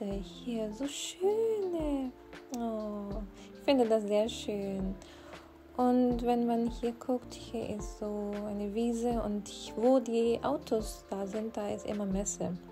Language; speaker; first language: German; non-native, fluent; Urdu